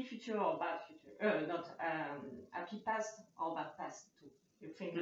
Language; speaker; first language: English; non-native, learner; French